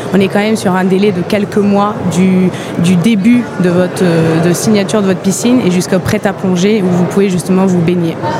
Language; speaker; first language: French; non-native, fluent; English